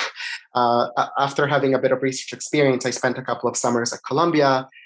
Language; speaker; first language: English; non-native, fluent; Italian